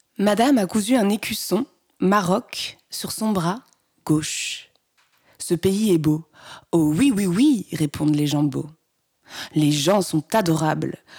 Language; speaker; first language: French; native; French